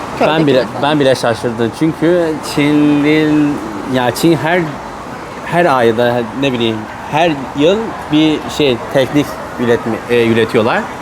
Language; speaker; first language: Turkish; non-native, learner; Chinese